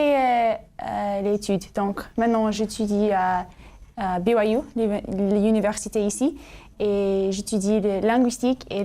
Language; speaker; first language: French; non-native, learner; English